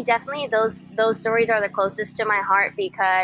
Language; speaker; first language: English; native; English